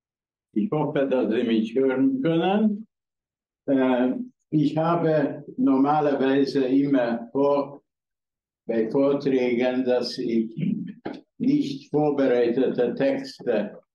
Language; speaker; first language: German; non-native, fluent; Hungarian